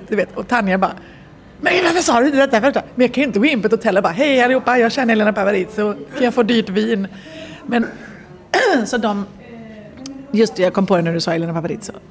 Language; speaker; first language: Swedish; native; Swedish